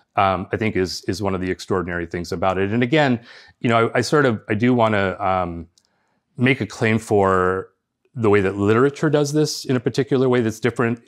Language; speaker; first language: English; early bilingual, other home language; Spanish